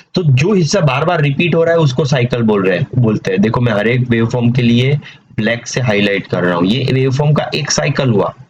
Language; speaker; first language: Hindi; non-native, local second language; Gujarati